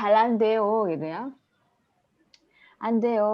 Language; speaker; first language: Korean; non-native, fluent; Indonesian